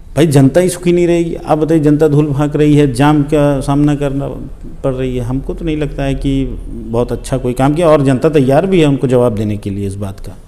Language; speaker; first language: Hindi; native; Hindi